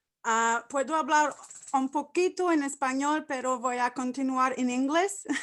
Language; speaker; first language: Spanish; non-native, learner; English